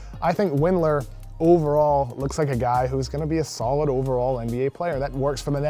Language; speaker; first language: English; native; English